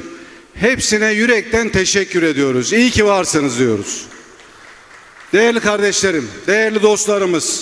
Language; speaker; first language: Turkish; native; Turkish